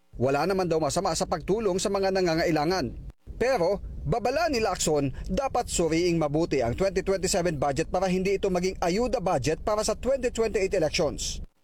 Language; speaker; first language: Filipino; native; Filipino